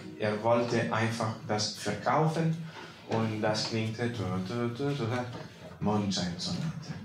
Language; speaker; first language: German; non-native, fluent; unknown